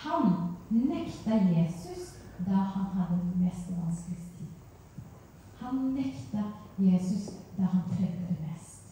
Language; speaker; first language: Norwegian; non-native, fluent; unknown